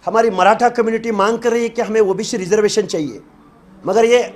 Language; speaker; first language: Hindi; non-native, local second language; Marathi